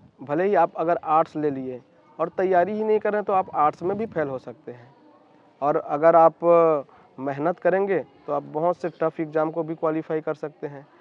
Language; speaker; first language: Hindi; native; Hindi